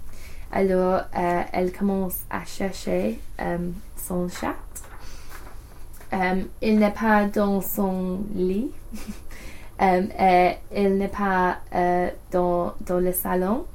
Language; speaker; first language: French; non-native, learner; English